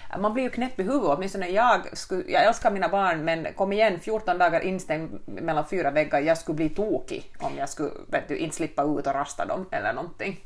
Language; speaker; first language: Swedish; native; Swedish